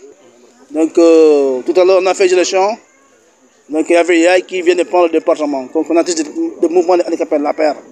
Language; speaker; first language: French; non-native, local second language; Wolof